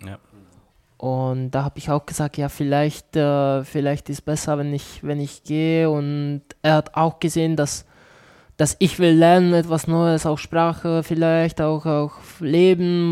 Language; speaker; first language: German; non-native, learner; Czech